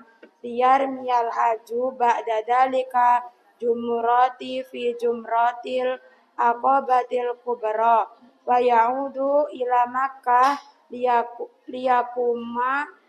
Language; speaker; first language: Arabic; non-native, learner; Indonesian